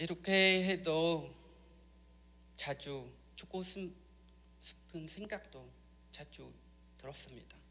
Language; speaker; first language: Korean; non-native, learner; Khmer